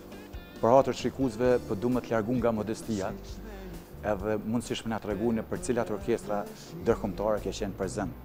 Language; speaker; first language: Albanian; native; Albanian